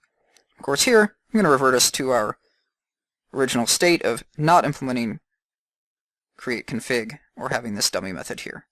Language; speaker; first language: English; native; English